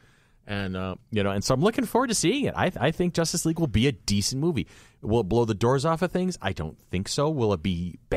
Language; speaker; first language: English; native; English